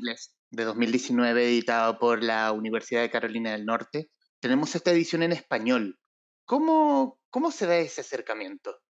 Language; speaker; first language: Spanish; native; Spanish